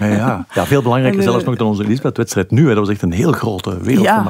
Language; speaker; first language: Dutch; native; Dutch